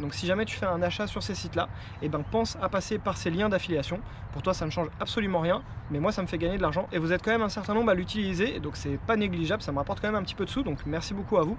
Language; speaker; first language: French; native; French